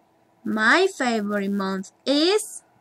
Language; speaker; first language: English; non-native, learner; Spanish